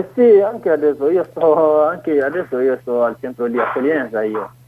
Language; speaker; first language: Italian; non-native, learner; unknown